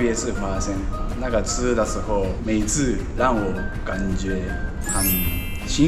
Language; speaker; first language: Chinese; non-native, learner; Japanese